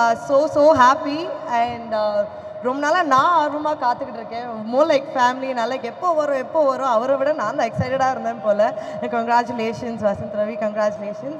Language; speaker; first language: Tamil; native; Tamil